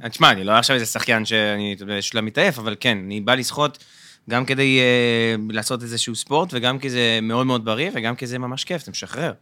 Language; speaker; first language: Hebrew; native; Hebrew